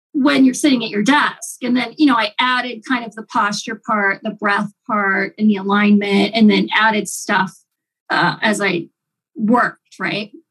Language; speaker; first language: English; native; English